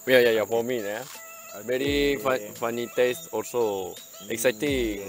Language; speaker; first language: English; non-native, learner; Japanese